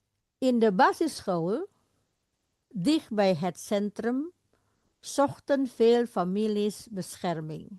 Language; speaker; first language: Dutch; non-native, fluent; Indonesian